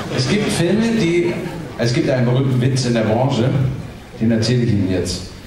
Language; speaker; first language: German; native; German